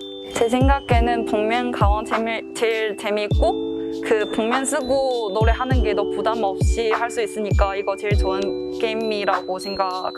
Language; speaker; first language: Korean; non-native, fluent; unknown